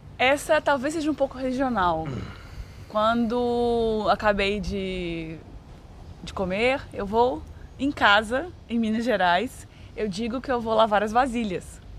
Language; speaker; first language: Portuguese; native; Portuguese